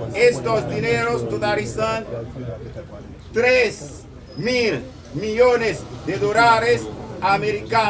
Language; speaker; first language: Spanish; non-native, learner; Haitian Creole